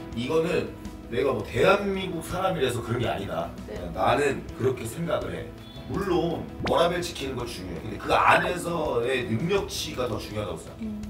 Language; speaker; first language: Korean; native; Korean